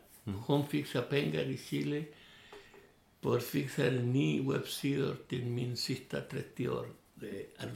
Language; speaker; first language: Swedish; non-native, learner; Spanish